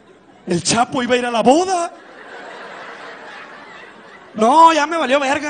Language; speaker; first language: Spanish; native; Spanish